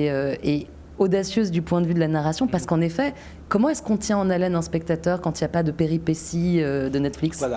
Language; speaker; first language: French; native; French